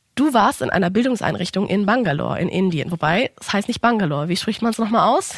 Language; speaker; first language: German; native; German